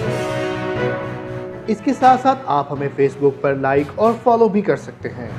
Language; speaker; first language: Urdu; native; Urdu